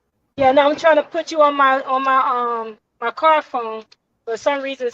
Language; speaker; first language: English; native; English